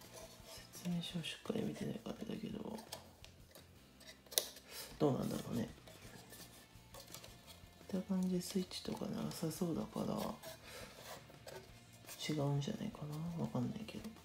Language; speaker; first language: Japanese; native; Japanese